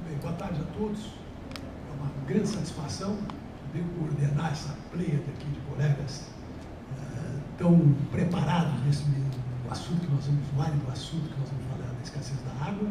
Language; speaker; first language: Portuguese; native; Portuguese